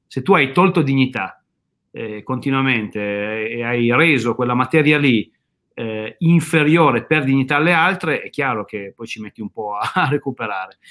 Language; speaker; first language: Italian; native; Italian